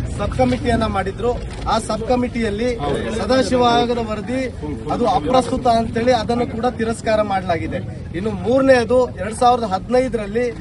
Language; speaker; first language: Kannada; non-native, local second language; Lambadi